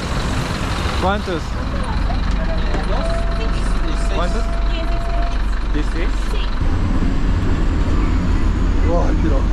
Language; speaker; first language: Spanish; non-native, learner; Korean